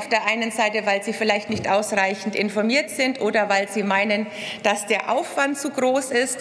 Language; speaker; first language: German; native; German